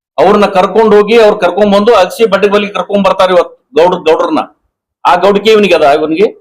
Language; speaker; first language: Kannada; native; Kannada